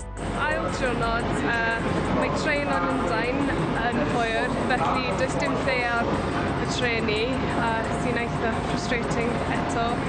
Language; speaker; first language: Welsh; non-native, local second language; English